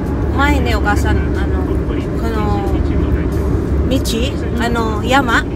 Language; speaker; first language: Japanese; non-native, learner; Waray